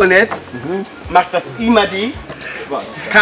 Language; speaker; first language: German; non-native, learner; Swahili